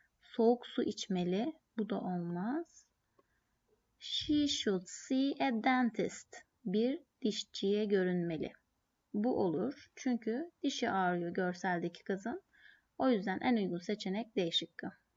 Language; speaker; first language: Turkish; native; Turkish